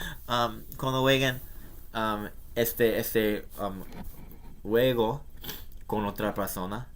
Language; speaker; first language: Spanish; non-native, learner; English